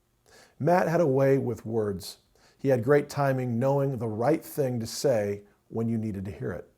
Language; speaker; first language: English; native; English